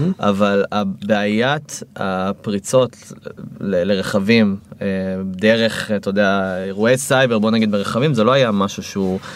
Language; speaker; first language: Hebrew; native; Hebrew